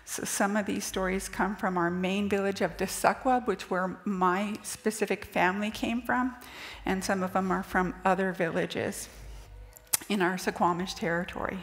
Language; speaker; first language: English; native; English